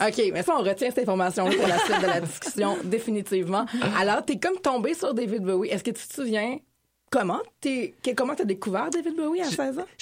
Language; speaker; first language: French; native; French